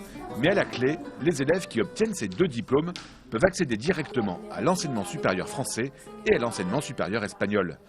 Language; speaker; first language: French; native; French